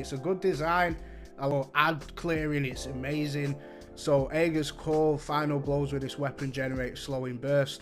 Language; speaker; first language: English; native; English